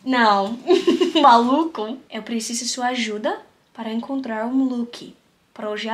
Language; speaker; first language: Portuguese; non-native, learner; English